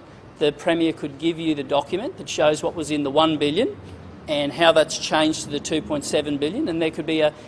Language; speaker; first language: English; native; English